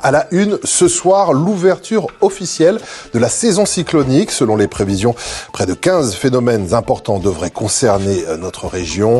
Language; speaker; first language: French; native; French